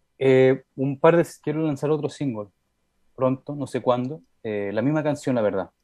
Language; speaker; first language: Spanish; early bilingual, heritage; Spanish